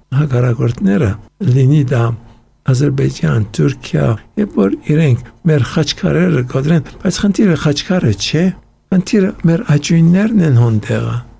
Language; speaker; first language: Armenian; early bilingual, heritage; Armenian